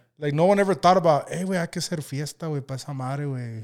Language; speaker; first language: Spanish; early bilingual, heritage; Spanish